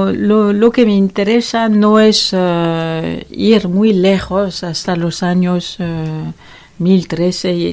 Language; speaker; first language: Spanish; non-native, learner; French